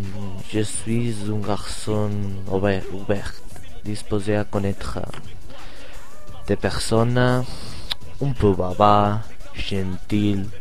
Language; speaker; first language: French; non-native, learner; Spanish